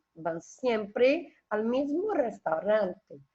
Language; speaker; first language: Spanish; non-native, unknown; Portuguese